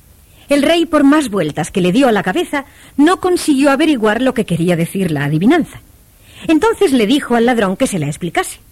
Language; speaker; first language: Spanish; native; Spanish